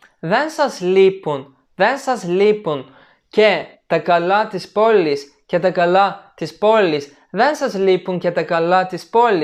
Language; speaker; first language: Greek; non-native, fluent; Turkish